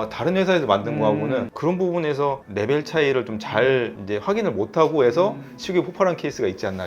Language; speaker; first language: Korean; native; Korean